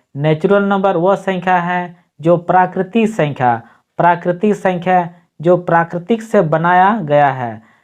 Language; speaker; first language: Hindi; native; Hindi